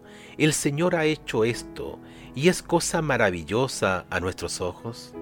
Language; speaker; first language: Spanish; native; Spanish